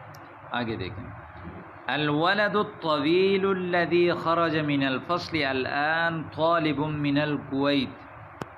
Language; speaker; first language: Arabic; non-native, fluent; Urdu